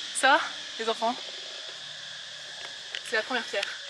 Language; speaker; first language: French; native; French